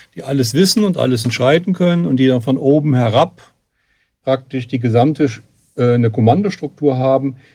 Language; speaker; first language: German; native; German